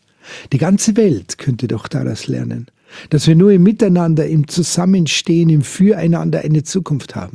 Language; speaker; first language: German; native; German